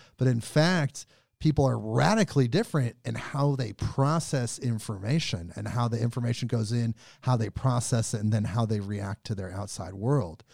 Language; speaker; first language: English; native; English